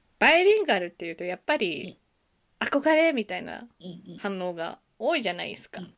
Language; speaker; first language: Japanese; early bilingual, heritage; Japanese